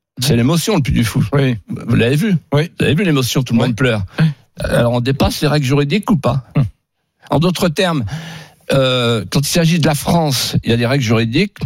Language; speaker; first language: French; native; French